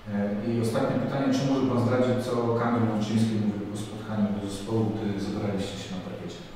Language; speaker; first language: Polish; native; Polish